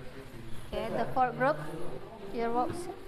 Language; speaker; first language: English; non-native, fluent; Indonesian